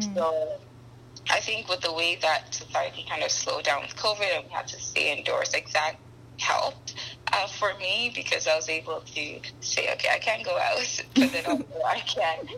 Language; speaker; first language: English; non-native, local second language; Akan